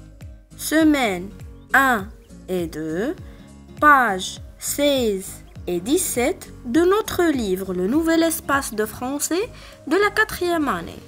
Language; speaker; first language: French; non-native, local second language; Arabic